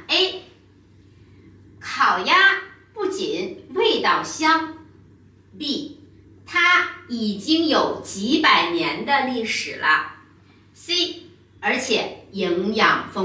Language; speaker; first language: Chinese; native; Chinese